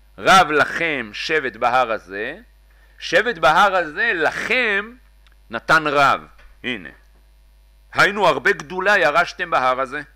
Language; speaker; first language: Hebrew; native; Hebrew